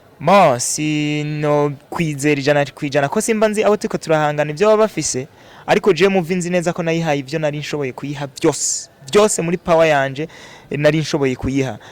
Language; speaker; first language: Rundi; native; Rundi